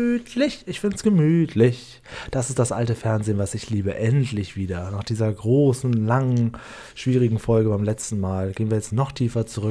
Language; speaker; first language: German; native; German